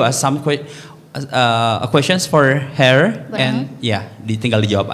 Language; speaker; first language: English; non-native, learner; Indonesian